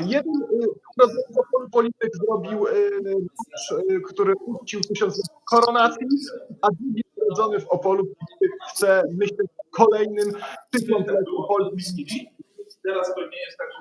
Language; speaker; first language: Polish; native; Polish